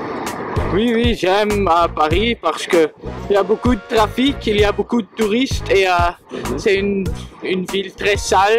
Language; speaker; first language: French; non-native, learner; Dutch